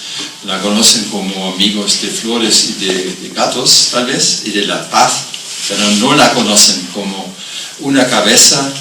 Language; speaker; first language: Spanish; non-native, fluent; German